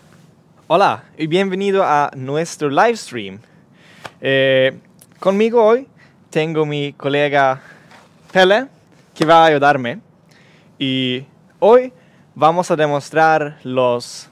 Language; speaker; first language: Spanish; non-native, learner; Swedish